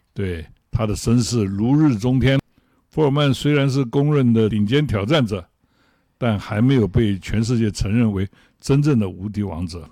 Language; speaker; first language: Chinese; native; Chinese